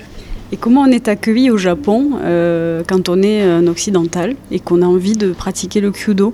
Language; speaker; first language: French; native; French